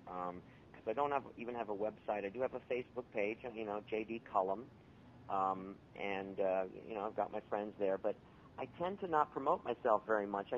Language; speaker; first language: English; native; English